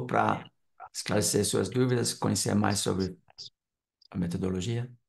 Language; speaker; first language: Portuguese; non-native, fluent; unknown